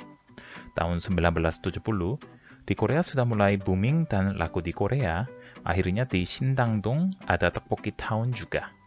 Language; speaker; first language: Indonesian; non-native, fluent; Korean